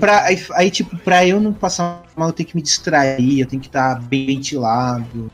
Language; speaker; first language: Portuguese; native; Portuguese